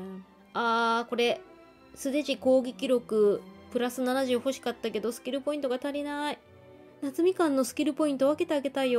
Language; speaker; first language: Japanese; native; Japanese